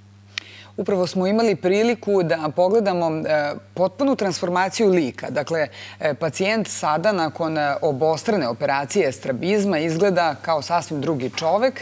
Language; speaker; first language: Bosnian; native; Bosnian